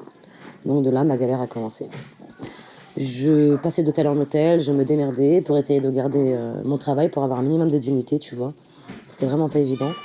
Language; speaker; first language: French; native; French